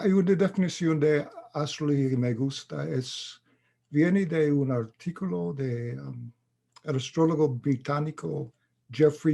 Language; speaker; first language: Spanish; non-native, fluent; English